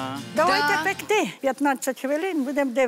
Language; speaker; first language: Ukrainian; native; Ukrainian